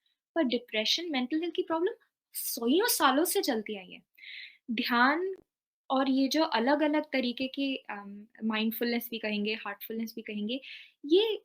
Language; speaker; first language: Hindi; native; Hindi